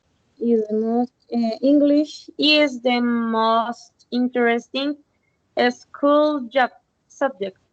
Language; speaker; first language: English; non-native, learner; Spanish